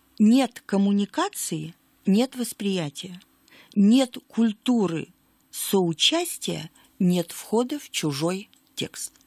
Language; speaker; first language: Russian; native; Russian